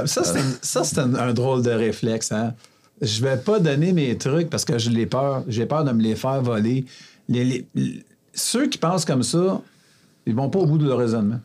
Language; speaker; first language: French; native; French